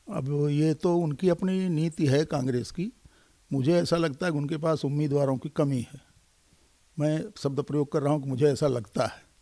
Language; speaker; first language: Hindi; native; Hindi